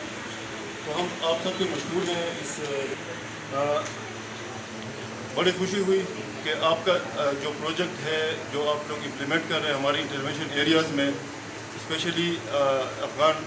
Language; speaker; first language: Urdu; non-native, local second language; Khowar